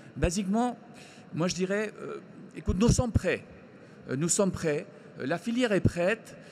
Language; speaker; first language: French; non-native, fluent; Spanish